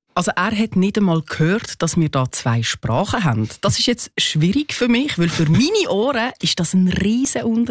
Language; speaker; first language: German; native; German